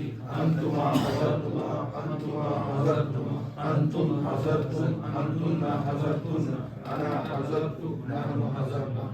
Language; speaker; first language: Arabic; non-native, learner; Urdu